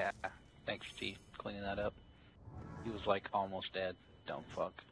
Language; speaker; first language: English; native; English